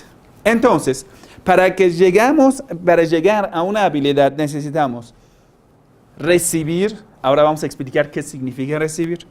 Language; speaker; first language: Spanish; non-native, fluent; Persian